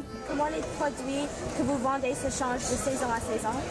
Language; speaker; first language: French; non-native, learner; English